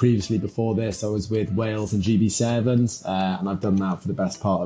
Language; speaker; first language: English; native; English